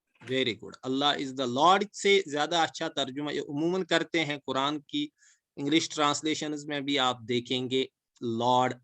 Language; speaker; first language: Urdu; non-native, local second language; Kashmiri